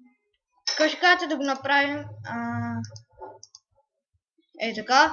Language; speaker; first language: Bulgarian; native; Bulgarian